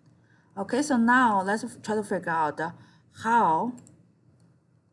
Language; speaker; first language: English; non-native, fluent; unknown